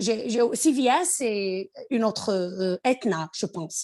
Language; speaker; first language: French; non-native, local second language; Arabic